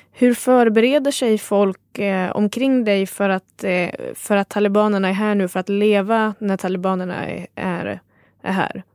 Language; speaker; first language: Swedish; native; Swedish